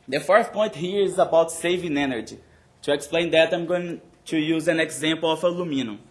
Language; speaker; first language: English; non-native, fluent; Portuguese